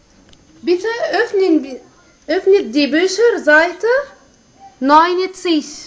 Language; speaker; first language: German; non-native, fluent; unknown